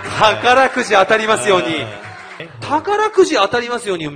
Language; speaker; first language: Japanese; native; Japanese